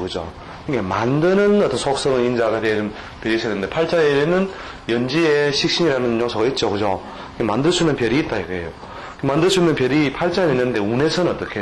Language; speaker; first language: Korean; native; Korean